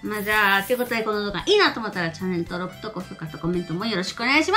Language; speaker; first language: Japanese; non-native, fluent; Spanish